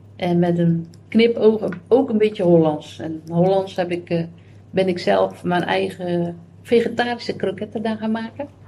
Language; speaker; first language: Dutch; native; Dutch